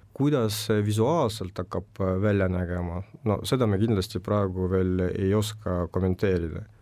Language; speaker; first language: Estonian; non-native, local second language; Russian